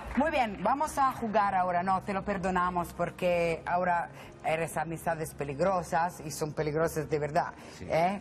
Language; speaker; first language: Spanish; non-native, fluent; Italian